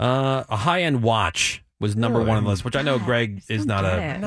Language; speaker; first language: English; native; English